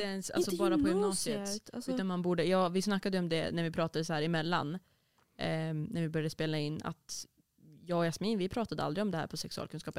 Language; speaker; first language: Swedish; native; Swedish